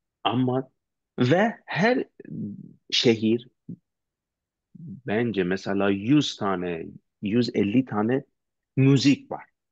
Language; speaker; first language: Turkish; non-native, learner; Persian